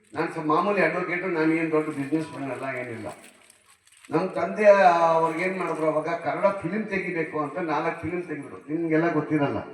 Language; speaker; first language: Kannada; non-native, local second language; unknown